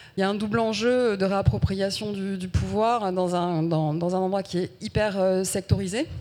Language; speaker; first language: French; native; French